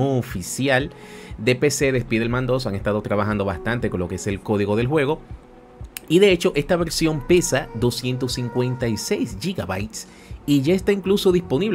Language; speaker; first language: Spanish; native; Spanish